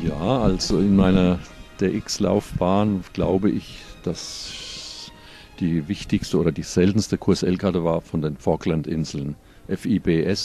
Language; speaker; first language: German; native; German